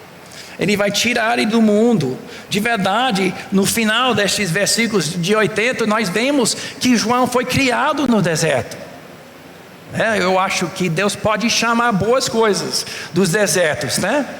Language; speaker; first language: Portuguese; non-native, fluent; English